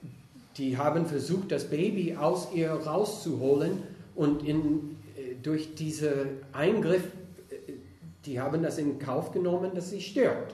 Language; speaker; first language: German; non-native, fluent; English